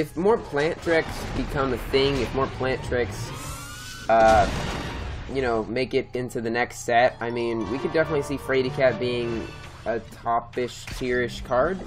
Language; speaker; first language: English; native; English